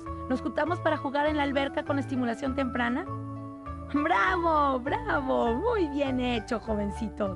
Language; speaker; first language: Spanish; native; Spanish